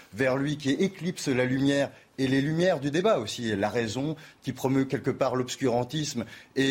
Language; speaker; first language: French; native; French